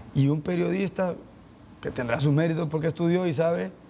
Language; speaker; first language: Spanish; native; Spanish